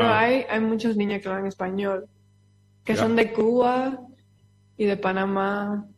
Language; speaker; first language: Spanish; early bilingual, heritage; Spanish